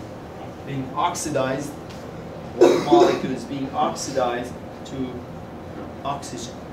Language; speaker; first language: English; non-native, fluent; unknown